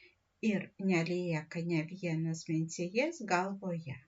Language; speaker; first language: Lithuanian; non-native, learner; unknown